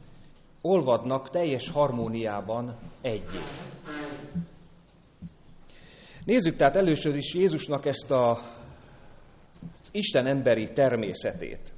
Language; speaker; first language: Hungarian; native; Hungarian